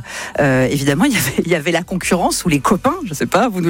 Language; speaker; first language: French; native; French